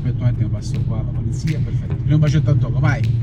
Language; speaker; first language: Italian; native; Italian